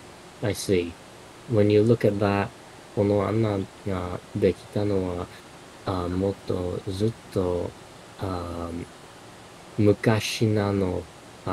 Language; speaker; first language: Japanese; non-native, learner; English